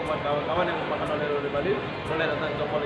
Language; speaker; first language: Indonesian; non-native, local second language; Sasak